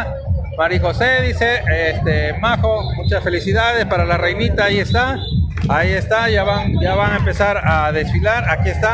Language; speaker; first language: Spanish; native; Spanish